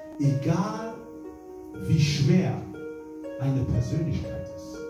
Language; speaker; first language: German; non-native, fluent; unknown